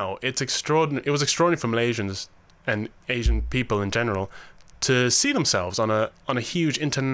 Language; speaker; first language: English; native; English